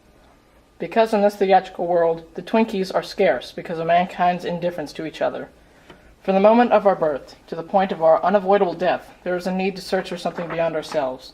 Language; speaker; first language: English; native; English